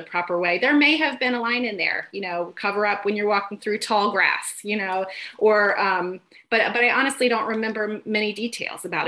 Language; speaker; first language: English; native; English